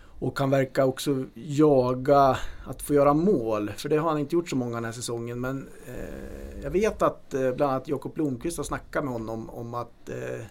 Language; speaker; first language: Swedish; native; Swedish